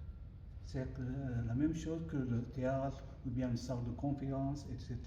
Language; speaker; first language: French; non-native, learner; Japanese